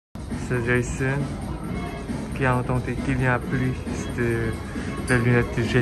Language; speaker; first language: French; native; French